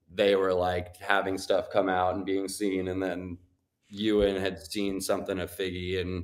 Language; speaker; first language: English; native; English